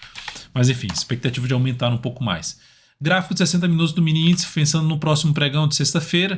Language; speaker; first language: Portuguese; native; Portuguese